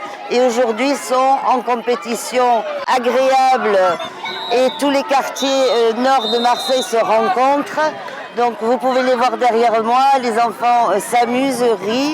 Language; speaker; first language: French; native; French